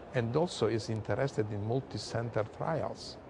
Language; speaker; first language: English; non-native, learner; Italian